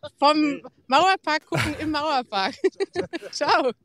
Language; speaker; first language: German; native; German